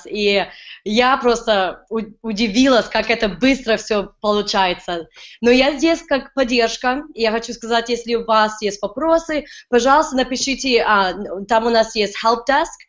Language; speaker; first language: Russian; early bilingual, heritage; Russian